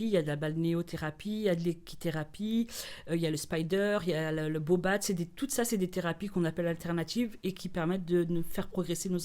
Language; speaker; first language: French; native; French